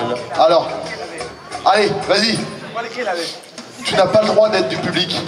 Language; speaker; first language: French; native; French